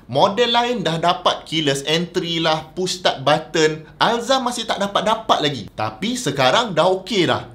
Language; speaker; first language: Malay; native; Malay